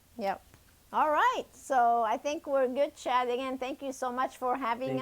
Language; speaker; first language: English; native; English